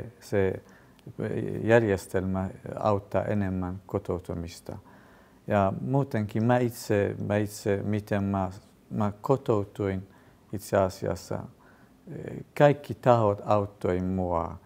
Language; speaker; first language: Finnish; non-native, fluent; Kurdish